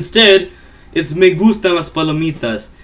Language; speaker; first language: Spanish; non-native, learner; English